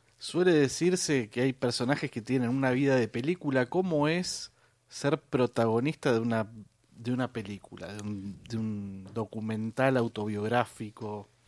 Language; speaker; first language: Spanish; native; Spanish